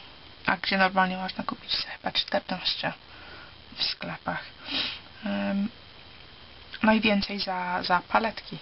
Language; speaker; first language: Polish; early bilingual, heritage; Polish